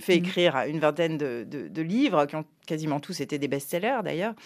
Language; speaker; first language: French; native; French